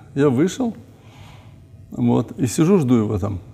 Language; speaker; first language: Russian; native; Russian